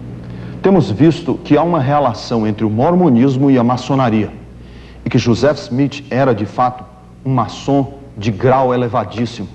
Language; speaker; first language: Portuguese; native; Portuguese